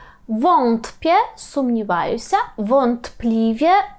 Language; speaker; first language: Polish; non-native, fluent; Ukrainian